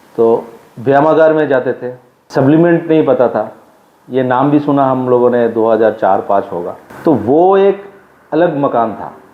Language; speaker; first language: Hindi; non-native, local second language; Bangla